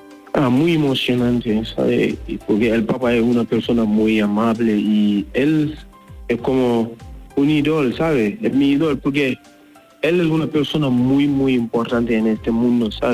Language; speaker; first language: Spanish; non-native, learner; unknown